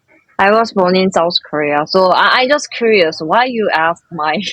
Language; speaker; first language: English; non-native, learner; Korean